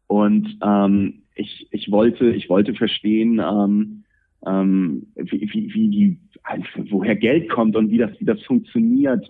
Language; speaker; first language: German; native; German